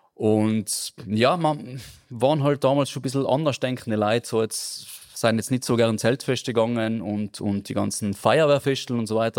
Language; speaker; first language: German; native; German